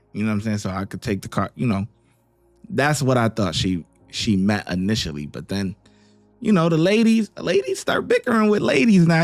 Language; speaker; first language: English; native; English